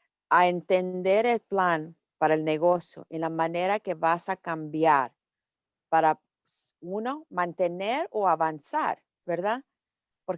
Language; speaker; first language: Spanish; early bilingual, heritage; English